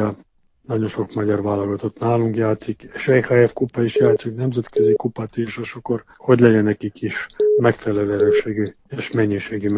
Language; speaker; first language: Hungarian; non-native, fluent; Serbian